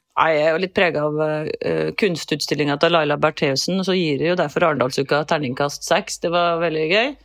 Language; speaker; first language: Norwegian; native; Norwegian